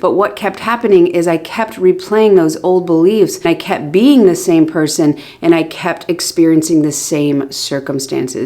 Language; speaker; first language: English; native; English